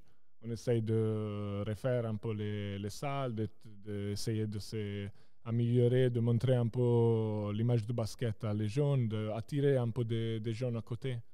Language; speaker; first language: French; non-native, local second language; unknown